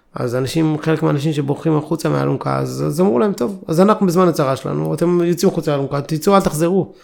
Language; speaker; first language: Hebrew; early bilingual, other home language; Amharic